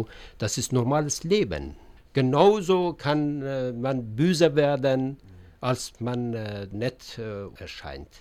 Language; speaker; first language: German; non-native, learner; Persian